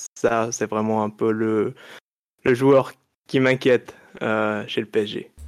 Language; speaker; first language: French; non-native, local second language; Arabic